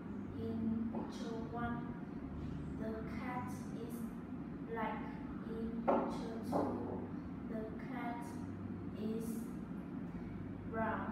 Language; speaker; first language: English; non-native, learner; Vietnamese